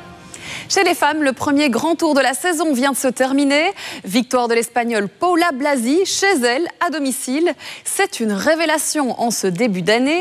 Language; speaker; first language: French; native; French